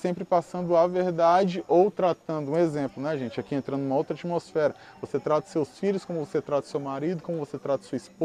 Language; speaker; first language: Portuguese; native; Portuguese